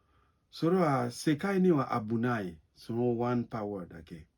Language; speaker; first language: Japanese; non-native, learner; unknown